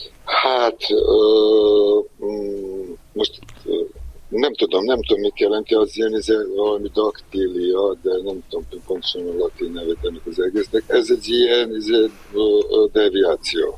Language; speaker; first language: Hungarian; non-native, fluent; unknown